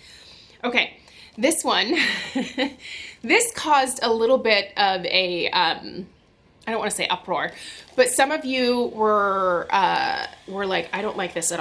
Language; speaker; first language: English; native; English